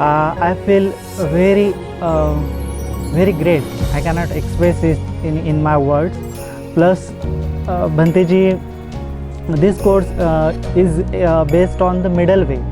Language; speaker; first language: English; non-native, local second language; Hindi